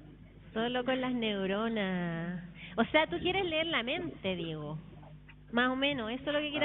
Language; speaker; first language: Spanish; native; Spanish